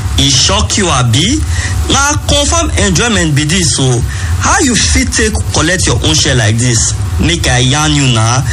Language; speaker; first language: Nigerian Pidgin; native; Nigerian Pidgin